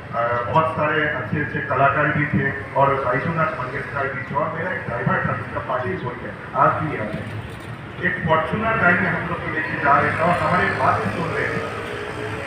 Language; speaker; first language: Hindi; non-native, local second language; Assamese